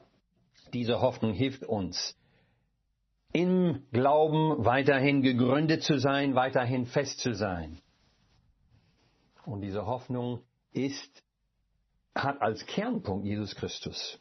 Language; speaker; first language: German; non-native, fluent; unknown